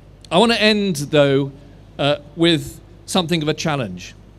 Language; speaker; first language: English; native; English